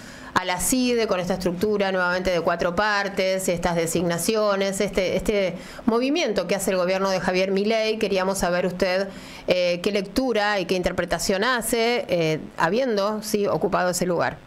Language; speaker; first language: Spanish; native; Spanish